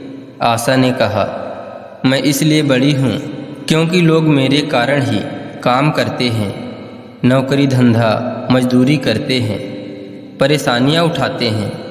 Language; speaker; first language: Hindi; native; Hindi